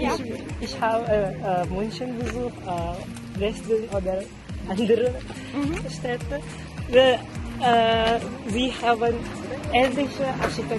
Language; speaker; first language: German; non-native, learner; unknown